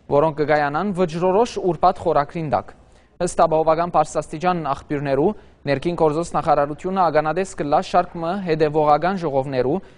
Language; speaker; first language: Armenian; early bilingual, heritage; Armenian